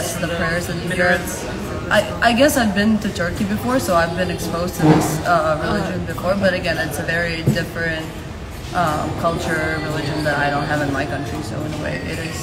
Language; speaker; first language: English; non-native, fluent; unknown